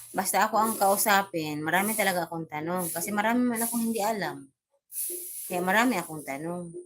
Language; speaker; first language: Filipino; non-native, local second language; Cebuano